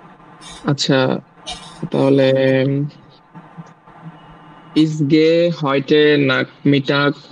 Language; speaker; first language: German; non-native, learner; Bangla